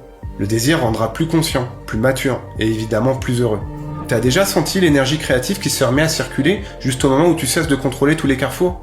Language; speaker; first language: French; native; French